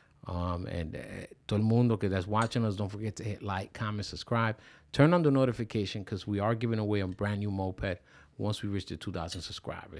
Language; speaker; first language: English; early bilingual, other home language; Spanish